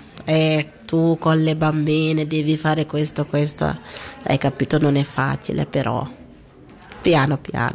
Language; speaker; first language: Italian; non-native, learner; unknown